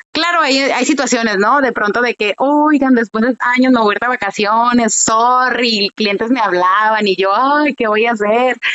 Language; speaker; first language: Spanish; early bilingual, heritage; Spanish